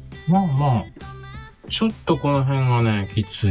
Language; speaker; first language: Japanese; native; Japanese